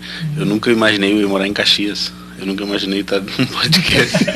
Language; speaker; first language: Portuguese; native; Portuguese